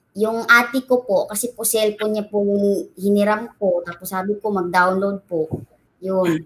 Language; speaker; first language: Filipino; non-native, local second language; Cebuano